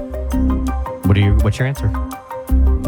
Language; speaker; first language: English; native; English